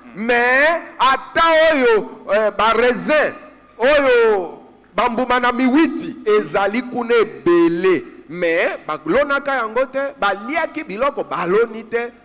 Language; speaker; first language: Lingala; native; Lingala